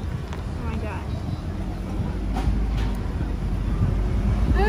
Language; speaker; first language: German; non-native, learner; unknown